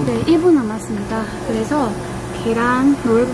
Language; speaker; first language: Korean; non-native, fluent; Vietnamese